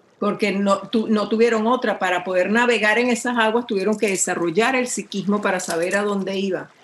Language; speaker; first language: Spanish; native; Spanish